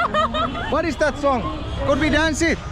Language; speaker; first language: English; non-native, fluent; Finnish